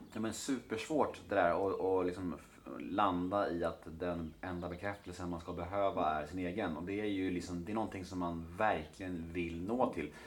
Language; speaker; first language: Swedish; native; Swedish